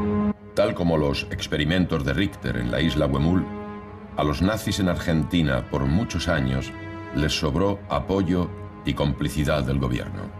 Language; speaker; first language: Spanish; native; Spanish